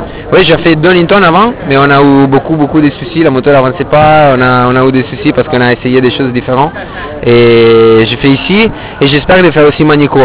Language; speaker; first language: French; non-native, fluent; Italian